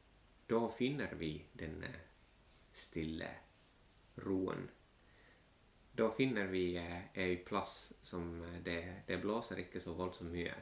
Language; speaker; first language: Norwegian; non-native, fluent; Finnish